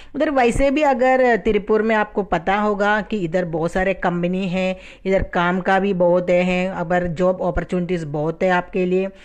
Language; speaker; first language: Hindi; non-native, fluent; Tamil